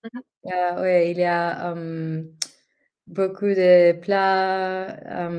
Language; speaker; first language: French; non-native, learner; Spanish